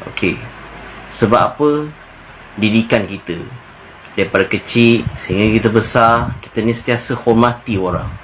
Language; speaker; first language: Malay; native; Malay